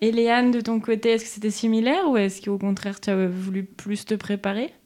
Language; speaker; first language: French; native; French